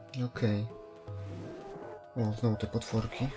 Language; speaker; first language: Polish; native; Polish